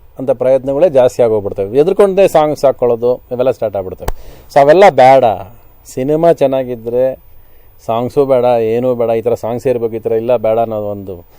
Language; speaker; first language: Kannada; native; Kannada